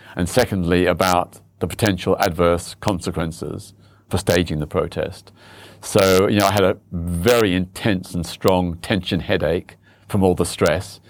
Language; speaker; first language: English; native; English